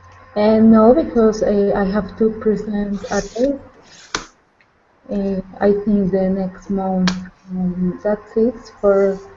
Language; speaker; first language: English; non-native, learner; Spanish